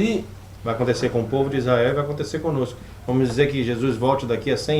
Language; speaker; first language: Portuguese; native; Portuguese